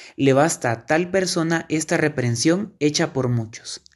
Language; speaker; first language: Spanish; native; Spanish